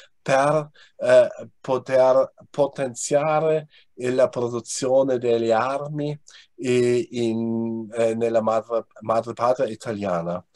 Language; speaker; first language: Italian; non-native, fluent; German